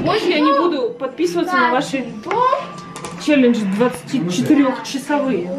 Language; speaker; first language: Russian; native; Russian